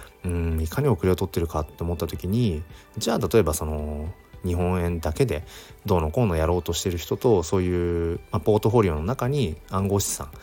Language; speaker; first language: Japanese; native; Japanese